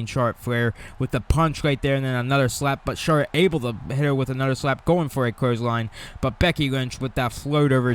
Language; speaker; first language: English; native; English